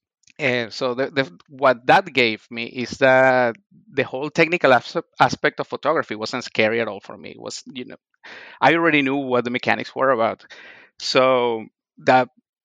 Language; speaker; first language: English; non-native, fluent; Spanish